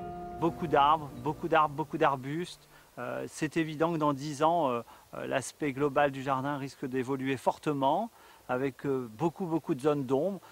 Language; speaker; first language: French; native; French